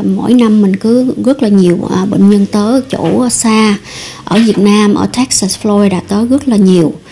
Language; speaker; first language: Vietnamese; early bilingual, heritage; Vietnamese